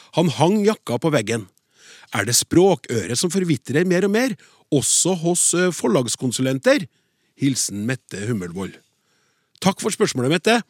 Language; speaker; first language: Norwegian; native; Norwegian